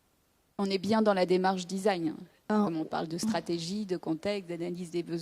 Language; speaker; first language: French; native; French